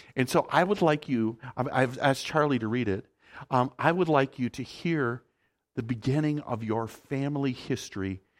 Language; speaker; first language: English; native; English